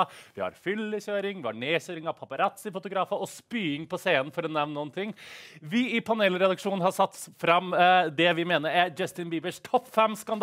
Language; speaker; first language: Norwegian; native; Norwegian